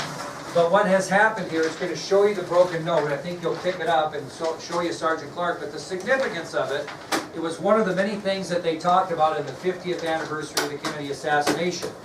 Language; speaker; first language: English; native; English